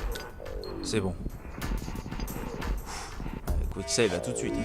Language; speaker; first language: French; native; French